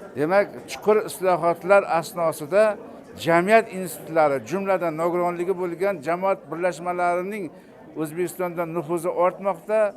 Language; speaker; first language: Uzbek; native; Uzbek